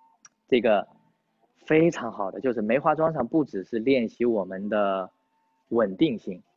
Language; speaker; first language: Chinese; native; Chinese